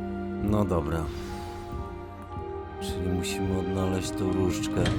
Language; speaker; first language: Polish; native; Polish